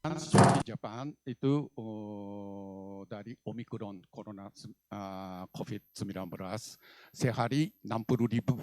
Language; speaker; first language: Indonesian; non-native, learner; Japanese